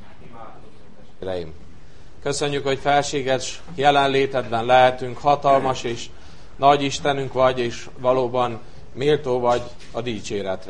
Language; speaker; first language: Hungarian; native; Hungarian